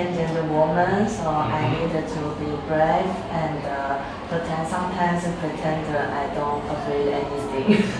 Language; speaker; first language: English; non-native, learner; Chinese